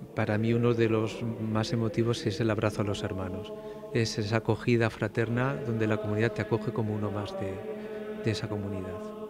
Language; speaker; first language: Spanish; native; Spanish